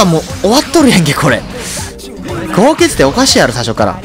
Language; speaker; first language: Japanese; native; Japanese